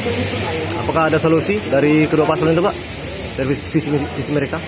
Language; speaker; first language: Indonesian; native; Indonesian